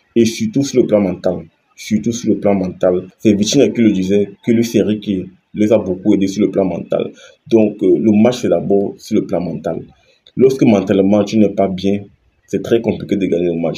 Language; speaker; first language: French; native; French